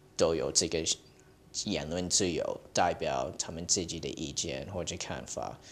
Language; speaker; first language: Chinese; early bilingual, heritage; Chinese